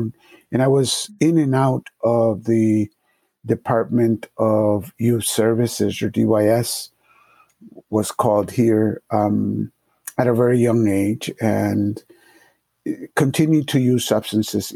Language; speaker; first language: English; early bilingual, other home language; Spanish